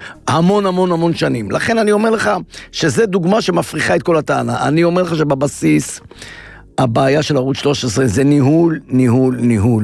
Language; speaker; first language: Hebrew; native; Hebrew